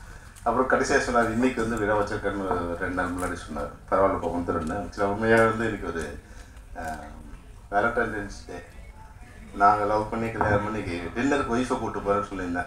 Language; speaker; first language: Tamil; native; Tamil